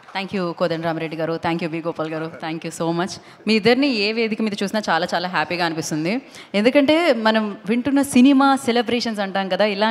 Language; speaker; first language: Telugu; native; Telugu